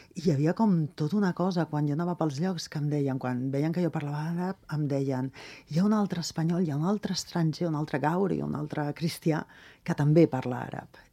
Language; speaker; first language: Catalan; non-native, local second language; Spanish